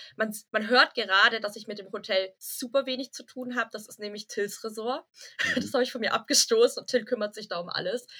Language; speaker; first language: German; early bilingual, other home language; Vietnamese